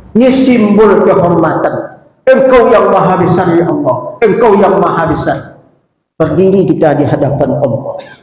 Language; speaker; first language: Malay; non-native, local second language; Minangkabau